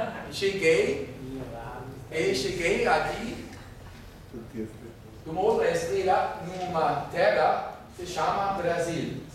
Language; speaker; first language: Portuguese; non-native, fluent; German